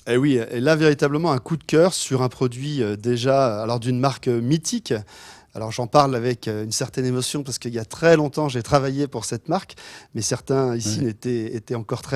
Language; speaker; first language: French; native; French